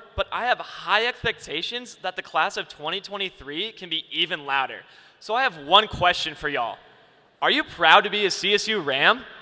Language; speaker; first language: English; native; English